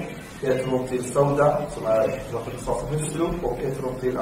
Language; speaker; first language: Swedish; early bilingual, other home language; Arabic